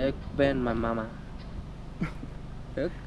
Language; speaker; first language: Dutch; non-native, learner; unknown